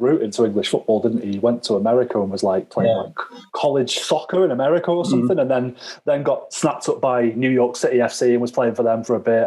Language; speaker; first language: English; native; English